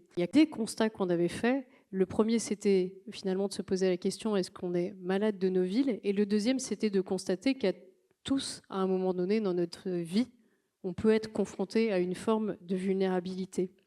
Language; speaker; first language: French; native; French